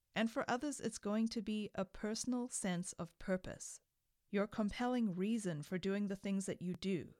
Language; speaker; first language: English; native; English